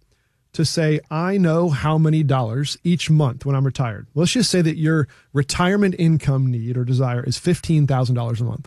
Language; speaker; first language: English; native; English